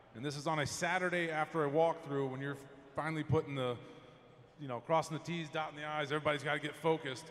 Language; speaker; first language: English; native; English